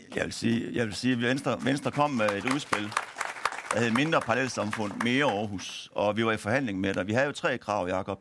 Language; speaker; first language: Danish; early bilingual, other home language; Turkish